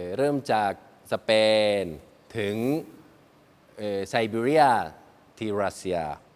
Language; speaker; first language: Thai; non-native, learner; Spanish